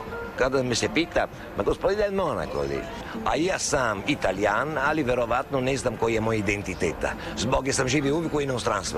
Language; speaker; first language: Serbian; non-native, learner; Italian